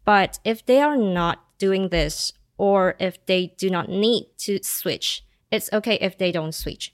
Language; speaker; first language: English; non-native, local second language; Chinese